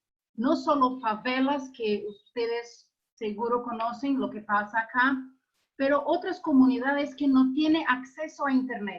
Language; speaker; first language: Spanish; non-native, fluent; Portuguese